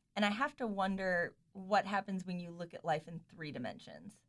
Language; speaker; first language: English; native; English